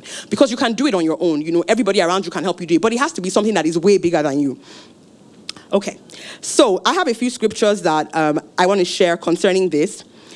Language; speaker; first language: English; non-native, local second language; Yoruba